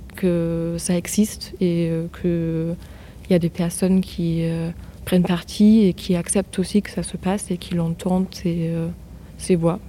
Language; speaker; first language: French; non-native, fluent; German